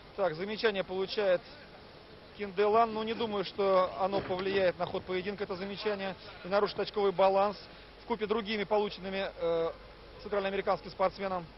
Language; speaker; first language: Russian; native; Russian